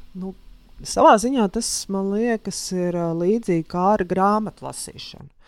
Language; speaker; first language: Latvian; native; Latvian